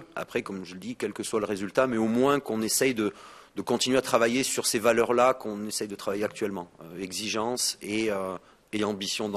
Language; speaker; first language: French; native; French